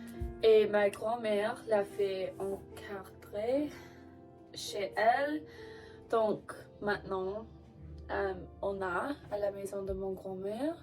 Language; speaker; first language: French; non-native, learner; English